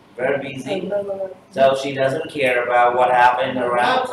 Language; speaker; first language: English; non-native, fluent; Vietnamese